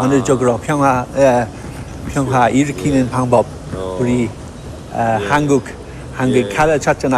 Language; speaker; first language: Korean; non-native, fluent; English